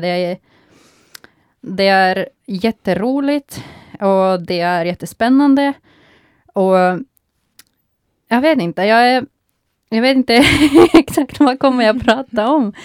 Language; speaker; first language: Swedish; non-native, local second language; Finnish